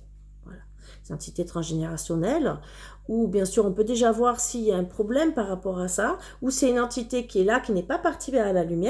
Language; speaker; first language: French; native; French